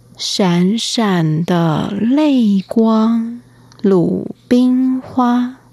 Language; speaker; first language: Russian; non-native, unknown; Chinese